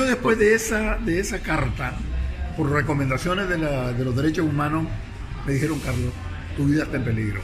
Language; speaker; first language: Spanish; native; Spanish